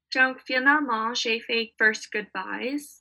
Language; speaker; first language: French; non-native, learner; English